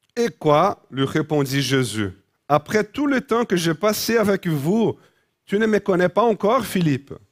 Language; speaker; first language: French; non-native, fluent; Portuguese